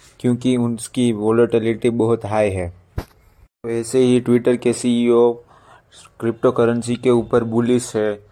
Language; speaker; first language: Hindi; non-native, local second language; Gujarati